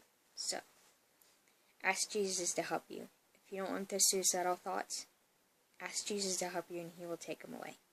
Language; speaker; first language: English; native; English